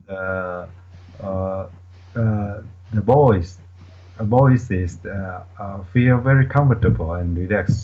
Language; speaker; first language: English; non-native, learner; Chinese